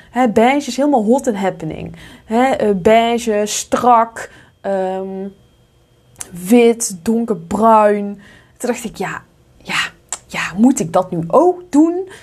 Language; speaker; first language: Dutch; native; Dutch